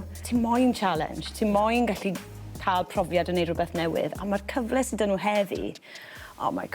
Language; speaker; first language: Welsh; native; Welsh